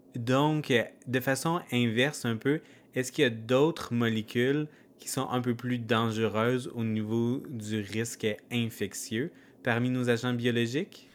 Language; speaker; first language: French; native; French